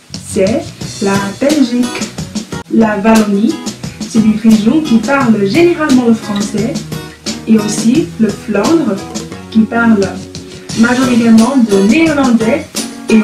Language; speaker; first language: French; non-native, fluent; Chinese